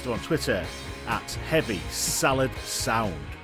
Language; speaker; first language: English; native; English